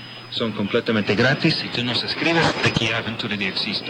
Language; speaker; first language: Spanish; non-native, fluent; English